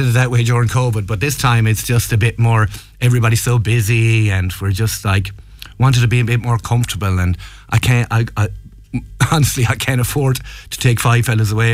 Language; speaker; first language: English; native; English